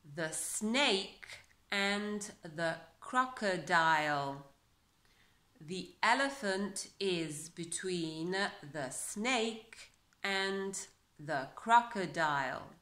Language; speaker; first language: English; non-native, fluent; Italian